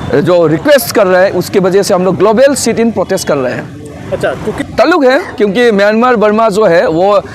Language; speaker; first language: Hindi; non-native, local second language; Manipuri